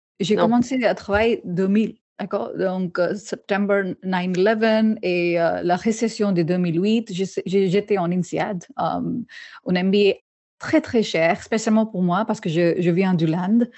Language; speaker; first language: French; non-native, learner; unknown